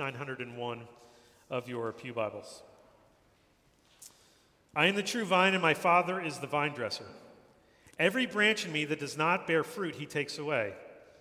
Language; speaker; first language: English; native; English